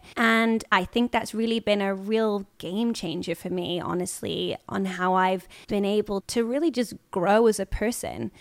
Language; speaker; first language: English; native; English